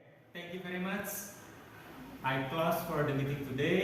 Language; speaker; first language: English; non-native, learner; Indonesian